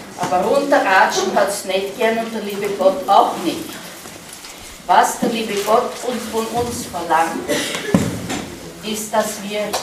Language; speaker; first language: German; native; German